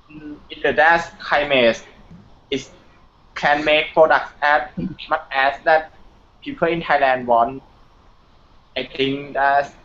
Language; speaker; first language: English; non-native, learner; Thai